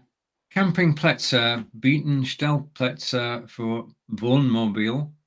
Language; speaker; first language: German; non-native, learner; English